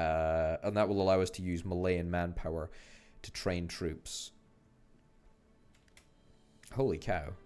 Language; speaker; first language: English; native; English